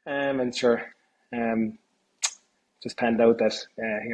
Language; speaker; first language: English; native; English